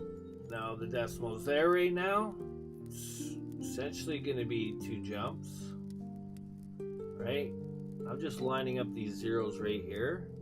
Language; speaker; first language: English; native; English